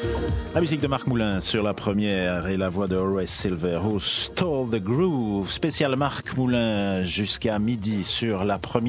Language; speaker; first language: French; native; French